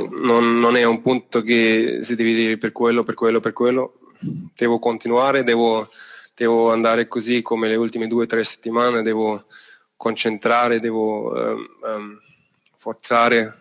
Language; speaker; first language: Italian; non-native, fluent; German